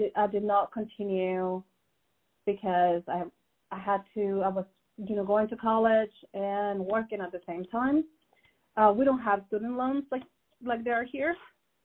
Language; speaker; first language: English; non-native, fluent; Spanish